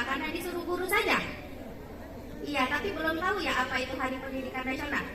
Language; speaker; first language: Indonesian; native; Indonesian